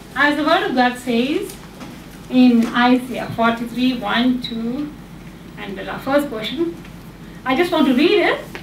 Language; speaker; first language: English; non-native, local second language; Telugu